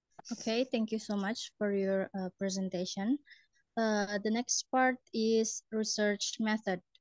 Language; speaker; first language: English; non-native, learner; Indonesian